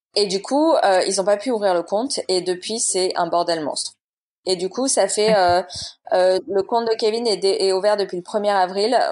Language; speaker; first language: French; native; French